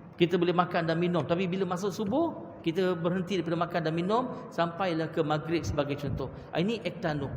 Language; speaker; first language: Malay; non-native, local second language; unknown